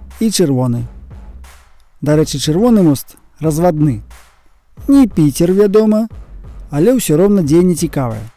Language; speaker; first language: Belarusian; non-native, local second language; Russian